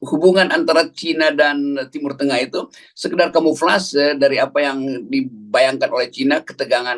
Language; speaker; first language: Indonesian; native; Indonesian